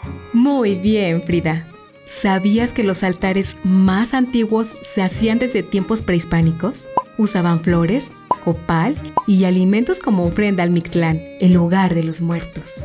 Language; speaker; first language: Spanish; native; Spanish